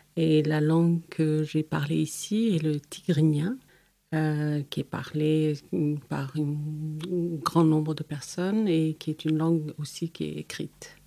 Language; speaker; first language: French; non-native, fluent; Tigrinya